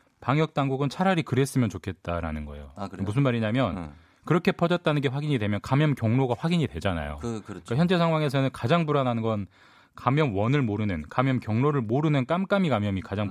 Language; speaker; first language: Korean; native; Korean